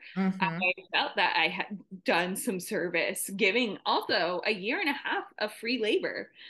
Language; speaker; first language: English; native; English